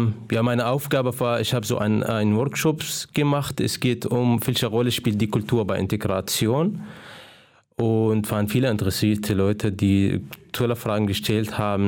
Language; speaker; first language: German; non-native, fluent; Arabic